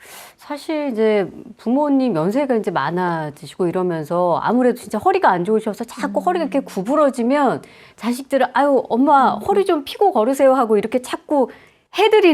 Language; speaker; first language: Korean; native; Korean